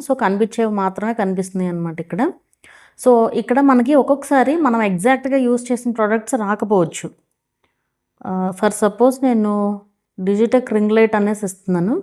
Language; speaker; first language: Telugu; native; Telugu